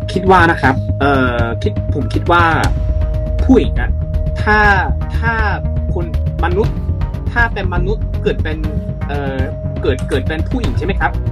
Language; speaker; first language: Thai; early bilingual, other home language; Korean